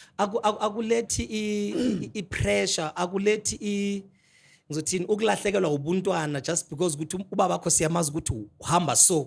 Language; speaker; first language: Zulu; native; Zulu